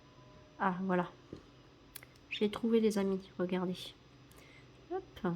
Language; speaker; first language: French; native; French